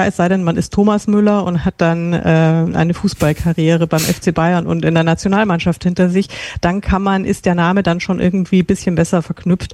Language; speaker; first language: German; native; German